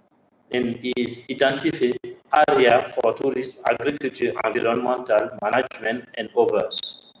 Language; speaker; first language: English; non-native, learner; French